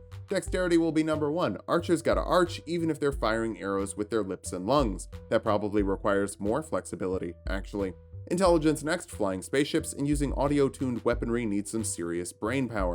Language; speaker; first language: English; native; English